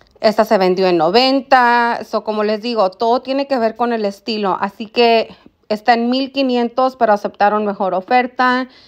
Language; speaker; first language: Spanish; early bilingual, heritage; Spanish